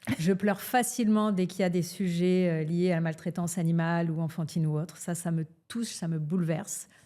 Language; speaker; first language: French; early bilingual, other home language; Portuguese